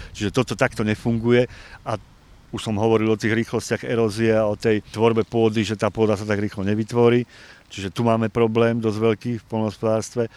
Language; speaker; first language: Slovak; native; Slovak